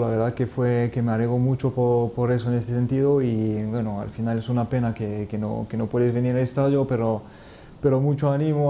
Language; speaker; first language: Spanish; non-native, fluent; French